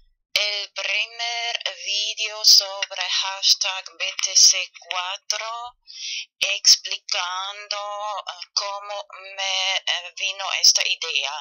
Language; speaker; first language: Spanish; non-native, fluent; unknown